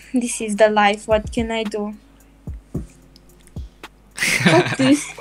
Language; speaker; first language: English; non-native, learner; Romanian